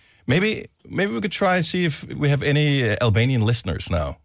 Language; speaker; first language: English; non-native, fluent; Danish